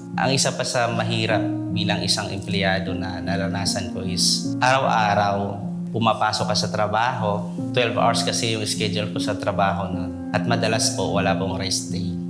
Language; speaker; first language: Filipino; native; Filipino